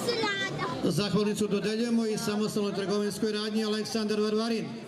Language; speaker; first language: Bosnian; native; Bosnian